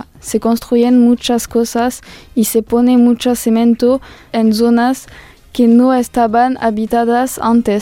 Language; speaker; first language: Spanish; non-native, learner; French